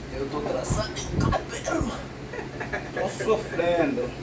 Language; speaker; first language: Portuguese; non-native, learner; Haitian Creole